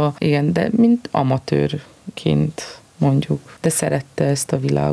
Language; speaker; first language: Hungarian; non-native, fluent; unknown